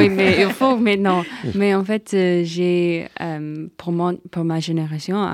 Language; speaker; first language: French; non-native, learner; English